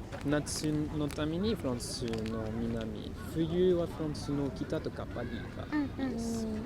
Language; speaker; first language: Japanese; non-native, learner; French